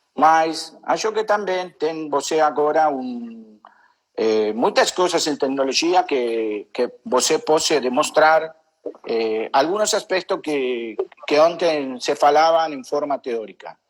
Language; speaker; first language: Portuguese; non-native, learner; Spanish